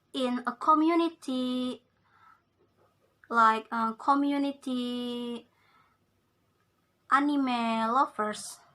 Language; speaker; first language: English; non-native, learner; Indonesian